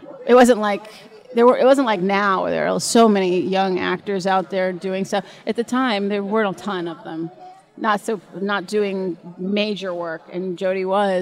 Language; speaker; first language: English; native; English